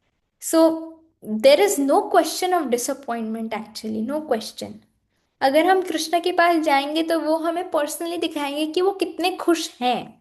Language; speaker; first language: Hindi; native; Hindi